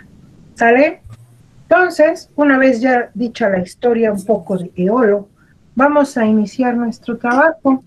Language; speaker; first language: Spanish; native; Spanish